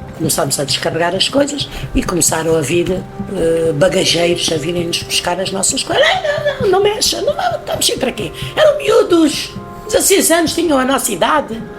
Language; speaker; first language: Portuguese; native; Portuguese